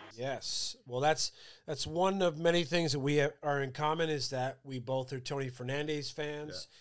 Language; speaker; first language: English; native; English